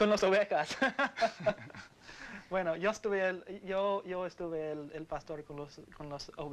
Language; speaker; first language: Spanish; non-native, learner; English